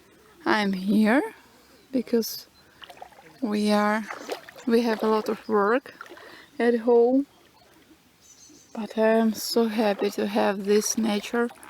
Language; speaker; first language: English; non-native, learner; Russian